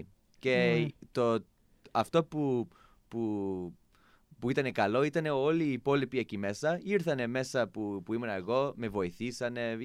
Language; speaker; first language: Greek; non-native, fluent; English